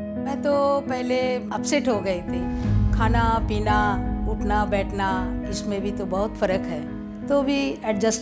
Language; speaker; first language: Hindi; non-native, local second language; Bangla